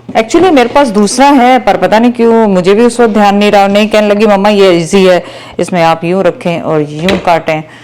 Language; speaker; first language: Urdu; native; Urdu